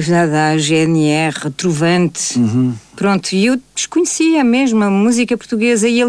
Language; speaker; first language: Portuguese; native; Portuguese